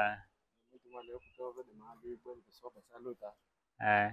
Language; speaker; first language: Portuguese; non-native, local second language; Vietnamese